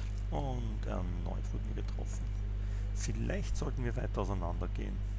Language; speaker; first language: German; native; German